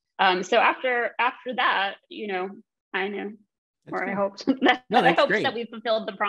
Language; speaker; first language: English; native; English